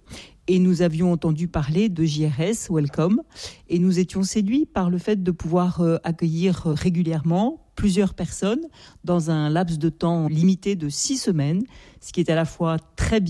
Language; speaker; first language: French; native; French